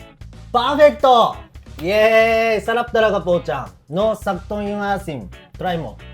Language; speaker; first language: Filipino; non-native, learner; Japanese